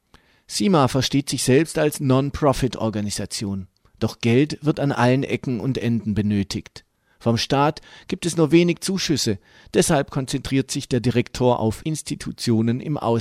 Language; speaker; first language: German; native; German